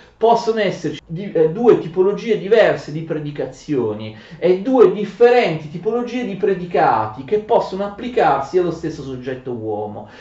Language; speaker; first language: Italian; native; Italian